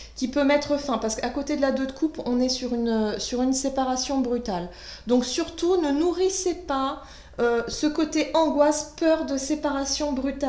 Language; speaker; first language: French; native; French